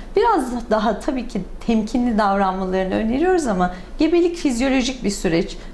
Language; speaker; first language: Turkish; native; Turkish